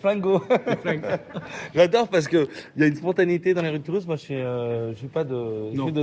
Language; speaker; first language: French; native; French